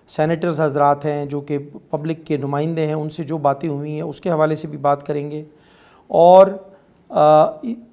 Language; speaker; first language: Urdu; non-native, local second language; Pashto